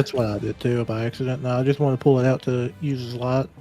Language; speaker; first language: English; native; English